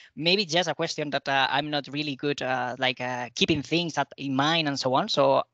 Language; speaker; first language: English; non-native, fluent; Spanish